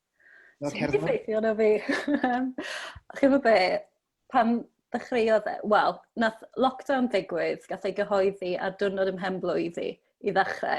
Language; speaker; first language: Welsh; native; Welsh